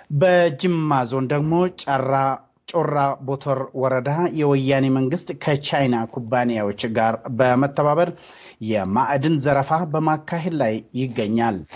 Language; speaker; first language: Amharic; non-native, local second language; Oromo